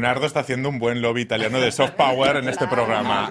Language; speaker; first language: Spanish; native; Spanish